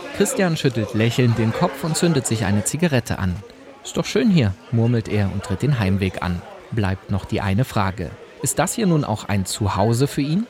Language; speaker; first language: German; native; German